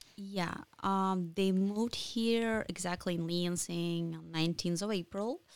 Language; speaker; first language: English; non-native, fluent; Ukrainian